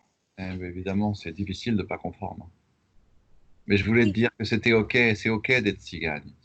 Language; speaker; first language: French; native; French